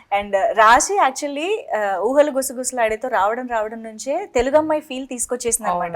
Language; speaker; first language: Telugu; native; Telugu